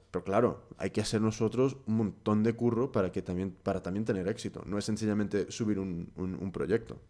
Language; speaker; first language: Spanish; early bilingual, heritage; Spanish